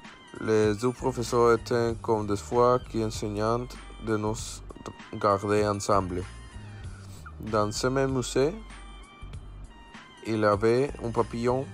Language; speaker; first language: French; non-native, learner; Spanish